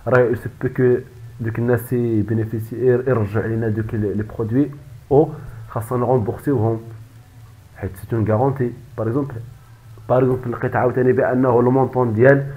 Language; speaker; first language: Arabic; native; Arabic